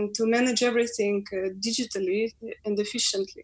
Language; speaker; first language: English; non-native, fluent; Ukrainian